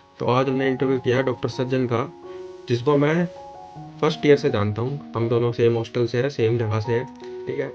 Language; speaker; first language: Hindi; native; Hindi